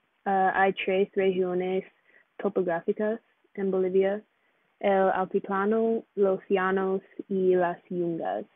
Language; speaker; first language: Spanish; non-native, learner; English